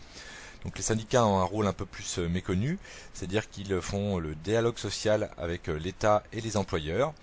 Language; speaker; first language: French; native; French